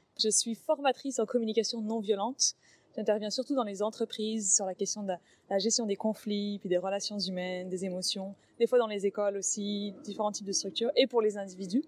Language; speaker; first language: French; native; French